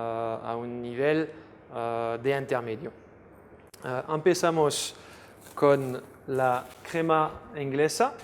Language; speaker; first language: Spanish; non-native, fluent; French